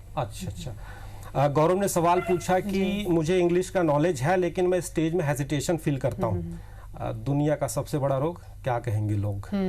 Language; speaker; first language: Hindi; native; Hindi